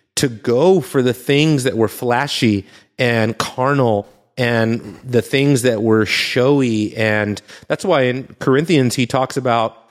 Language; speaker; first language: English; native; English